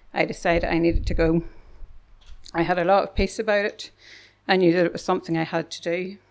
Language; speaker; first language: English; native; English